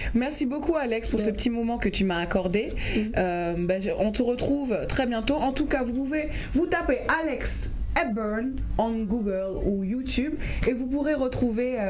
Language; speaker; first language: French; native; French